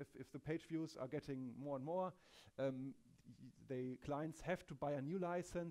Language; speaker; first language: English; non-native, fluent; German